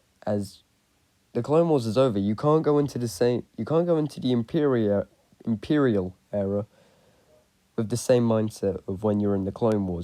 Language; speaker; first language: English; native; English